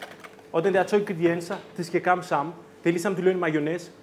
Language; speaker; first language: Danish; non-native, fluent; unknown